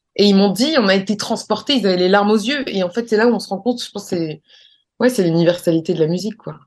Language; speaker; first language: French; native; French